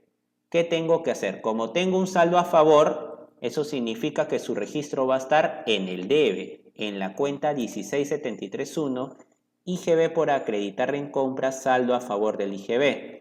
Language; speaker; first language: Spanish; native; Spanish